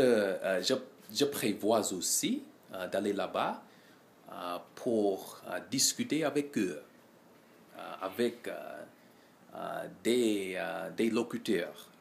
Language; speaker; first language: French; non-native, learner; English